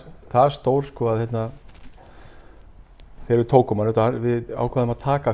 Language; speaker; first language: Icelandic; native; Icelandic